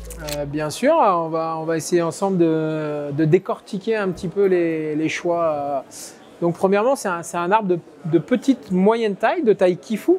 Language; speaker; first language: French; native; French